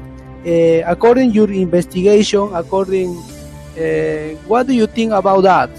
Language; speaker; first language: English; non-native, learner; Spanish